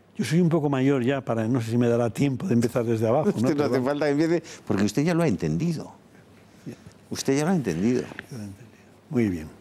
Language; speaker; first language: Spanish; native; Spanish